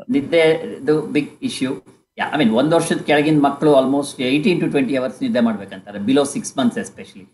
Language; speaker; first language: English; non-native, local second language; Kannada